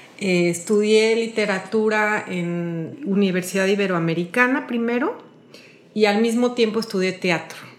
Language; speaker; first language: Spanish; native; Spanish